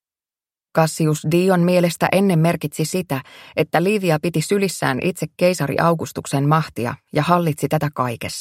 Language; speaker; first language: Finnish; native; Finnish